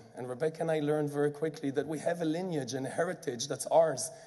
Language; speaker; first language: English; non-native, fluent; Hebrew